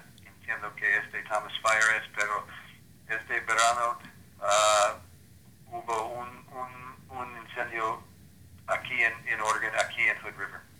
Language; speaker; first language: Spanish; non-native, learner; English